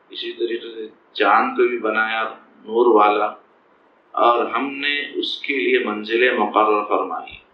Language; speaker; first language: Urdu; native; Urdu